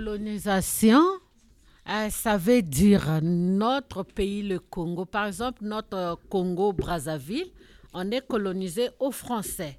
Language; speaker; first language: French; non-native, local second language; Lingala